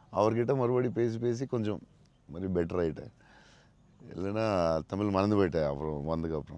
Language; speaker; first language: Tamil; non-native, local second language; Telugu